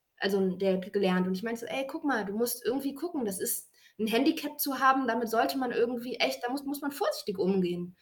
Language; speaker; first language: German; native; German